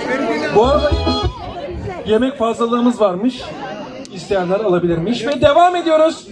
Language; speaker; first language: Turkish; native; Turkish